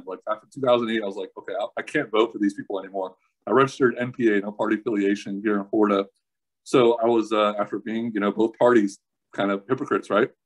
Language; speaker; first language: English; native; English